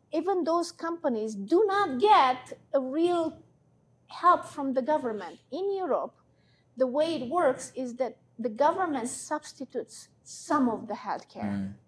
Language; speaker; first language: English; non-native, fluent; Hungarian